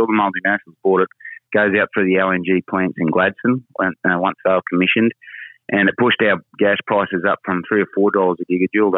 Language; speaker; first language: English; native; English